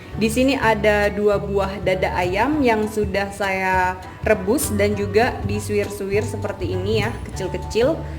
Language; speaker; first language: Indonesian; native; Indonesian